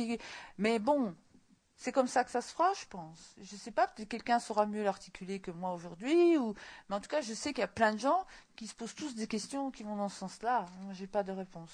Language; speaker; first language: French; native; French